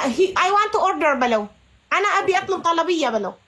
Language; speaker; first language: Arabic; non-native, fluent; Amharic